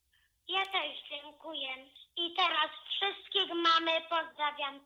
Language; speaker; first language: Polish; early bilingual, heritage; Polish